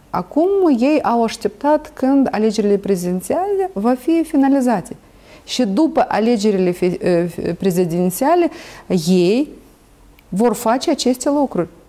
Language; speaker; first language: Romanian; non-native, local second language; Russian